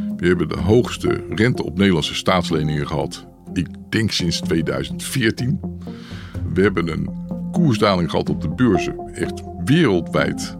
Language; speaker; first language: Dutch; native; Dutch